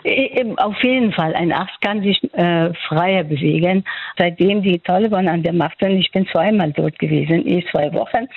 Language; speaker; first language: German; non-native, fluent; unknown